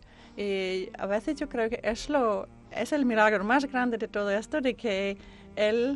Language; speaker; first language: Spanish; non-native, fluent; Danish